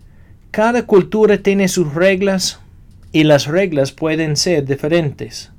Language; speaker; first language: Spanish; non-native, fluent; English